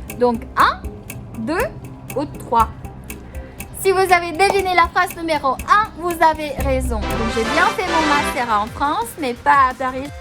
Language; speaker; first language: French; non-native, fluent; Filipino